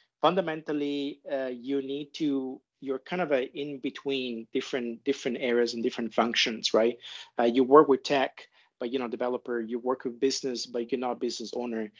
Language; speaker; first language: English; non-native, fluent; Italian